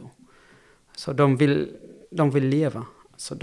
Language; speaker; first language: Swedish; non-native, fluent; Arabic